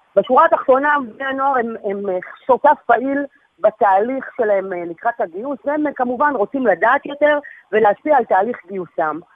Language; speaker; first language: Hebrew; native; Hebrew